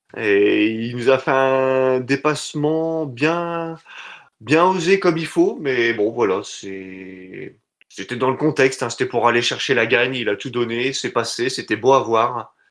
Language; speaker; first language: French; native; French